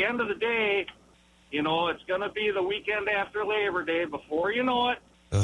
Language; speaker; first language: English; native; English